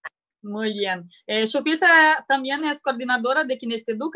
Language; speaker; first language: Spanish; non-native, learner; Portuguese